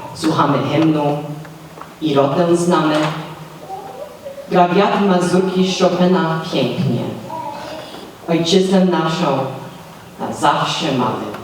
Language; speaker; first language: Polish; early bilingual, heritage; Polish